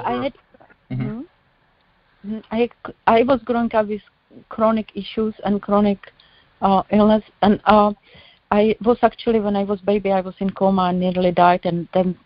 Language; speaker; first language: English; non-native, learner; Czech